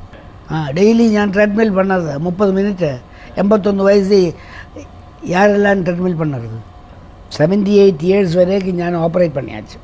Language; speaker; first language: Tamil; non-native, local second language; Malayalam